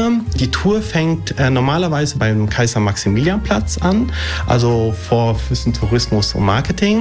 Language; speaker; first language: German; early bilingual, other home language; Italian